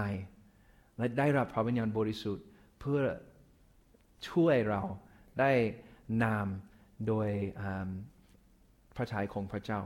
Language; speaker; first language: Thai; non-native, fluent; English